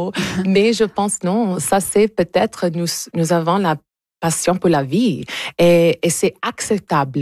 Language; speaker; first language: French; non-native, local second language; English